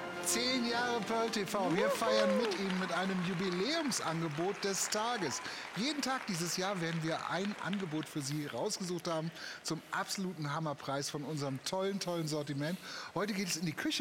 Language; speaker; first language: German; native; German